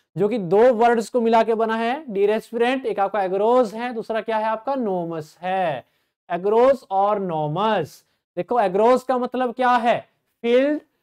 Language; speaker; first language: Hindi; native; Hindi